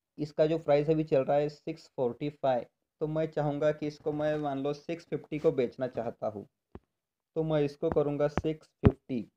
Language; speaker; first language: Hindi; non-native, local second language; Marathi